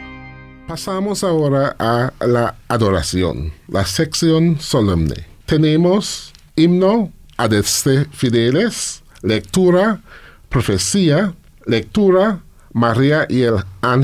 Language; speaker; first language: Spanish; non-native, fluent; English